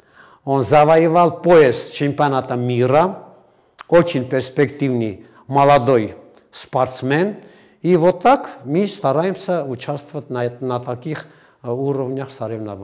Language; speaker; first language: Russian; non-native, fluent; Armenian